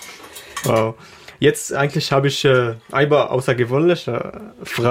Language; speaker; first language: German; non-native, learner; Arabic